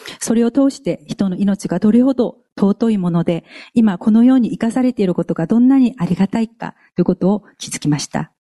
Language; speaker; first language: Japanese; non-native, fluent; Korean